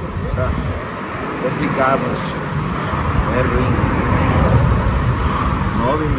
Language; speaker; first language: Portuguese; non-native, learner; Spanish